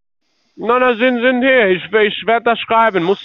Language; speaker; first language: German; non-native, learner; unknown